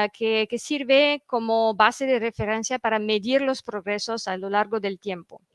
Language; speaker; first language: Spanish; non-native, fluent; French